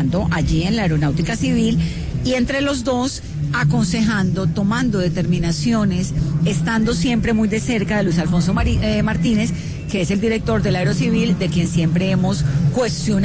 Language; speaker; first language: Spanish; native; Spanish